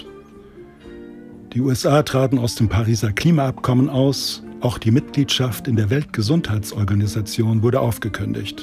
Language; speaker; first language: German; native; German